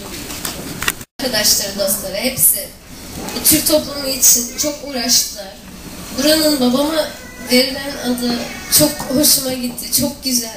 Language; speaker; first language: Turkish; early bilingual, other home language; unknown